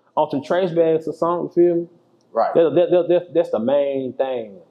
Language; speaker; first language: English; native; English